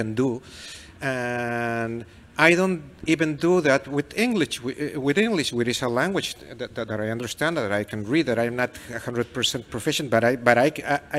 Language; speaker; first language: English; non-native, fluent; Spanish